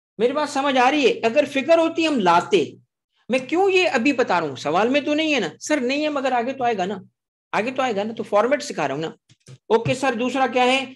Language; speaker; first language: Urdu; non-native, local second language; Sindhi